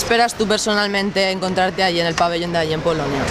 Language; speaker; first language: Spanish; native; Spanish